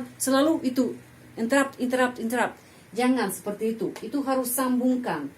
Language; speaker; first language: Indonesian; non-native, fluent; Russian